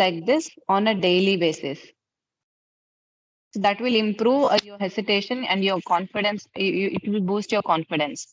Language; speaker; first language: English; non-native, fluent; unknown